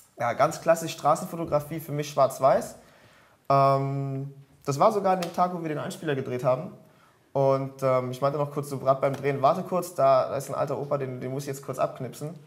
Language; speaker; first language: German; early bilingual, other home language; French